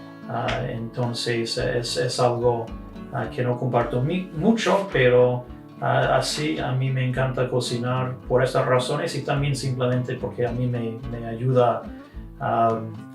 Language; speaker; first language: Spanish; non-native, fluent; English